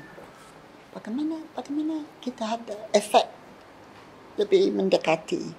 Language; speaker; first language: Indonesian; non-native, fluent; English